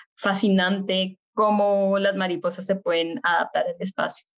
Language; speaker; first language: Spanish; native; Spanish